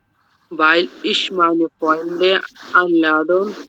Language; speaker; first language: German; non-native, learner; Bangla